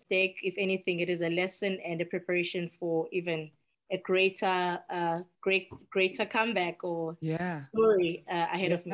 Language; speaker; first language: English; non-native, local second language; Xhosa